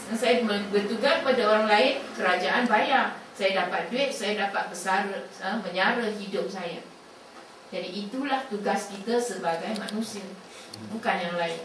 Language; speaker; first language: Malay; non-native, local second language; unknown